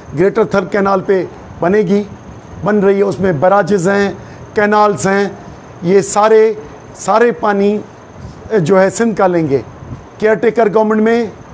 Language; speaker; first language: Urdu; non-native, local second language; Sindhi